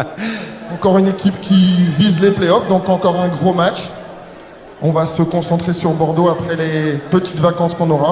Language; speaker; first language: French; native; French